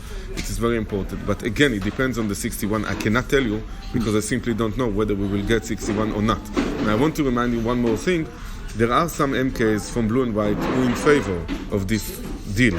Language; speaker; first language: English; non-native, fluent; Hebrew